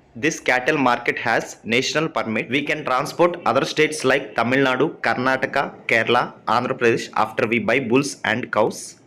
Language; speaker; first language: English; non-native, local second language; Telugu